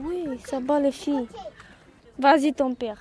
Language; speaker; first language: French; non-native, learner; Romany